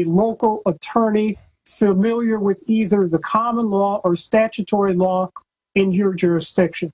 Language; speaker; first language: English; native; English